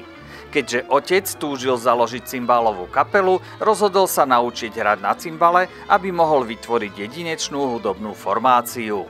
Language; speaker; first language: Slovak; native; Slovak